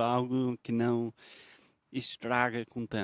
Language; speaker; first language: Portuguese; non-native, fluent; English